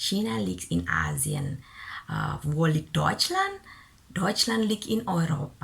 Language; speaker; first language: German; non-native, fluent; Indonesian